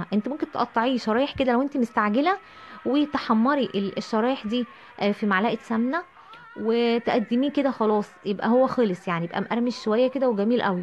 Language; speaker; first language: Arabic; native; Arabic